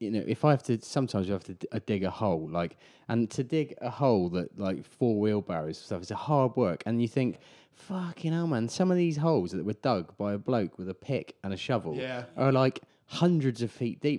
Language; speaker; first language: English; native; English